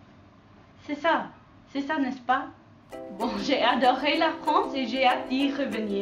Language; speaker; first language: French; non-native, learner; English